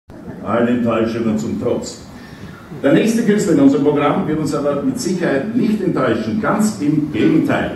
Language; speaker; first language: German; native; German